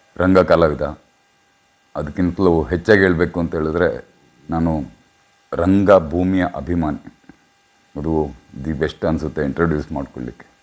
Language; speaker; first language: Kannada; non-native, local second language; Kodava